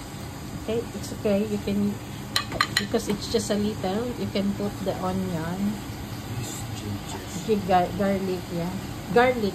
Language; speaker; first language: English; non-native, learner; Filipino